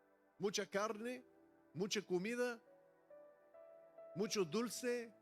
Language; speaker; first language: Spanish; non-native, fluent; Bulgarian